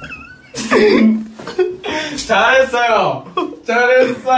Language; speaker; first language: Korean; non-native, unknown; Japanese